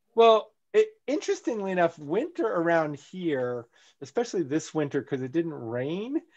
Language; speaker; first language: English; native; English